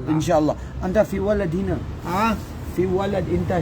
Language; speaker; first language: Arabic; non-native, learner; Filipino